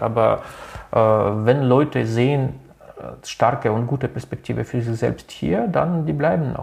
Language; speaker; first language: German; non-native, local second language; Russian